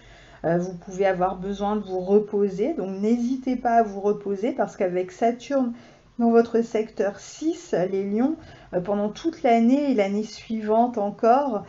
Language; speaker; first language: French; native; French